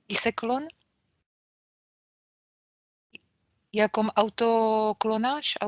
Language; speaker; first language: French; non-native, fluent; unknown